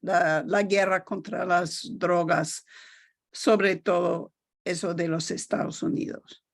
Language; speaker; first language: Spanish; non-native, learner; English